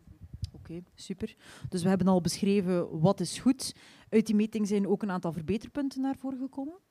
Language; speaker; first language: Dutch; native; Dutch